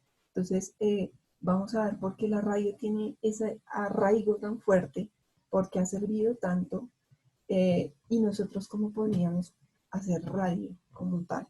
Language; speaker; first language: Spanish; native; Spanish